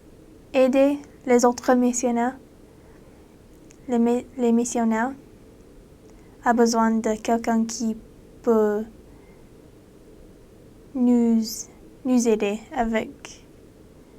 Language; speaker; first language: French; non-native, learner; English